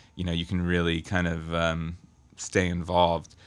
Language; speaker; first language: English; native; English